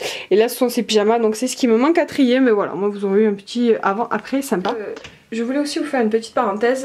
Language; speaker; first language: French; native; French